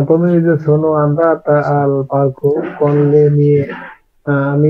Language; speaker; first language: Italian; non-native, learner; Bangla